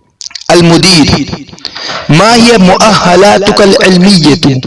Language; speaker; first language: Arabic; non-native, fluent; Urdu